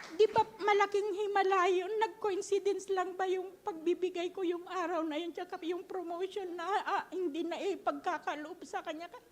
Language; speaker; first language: Filipino; native; Filipino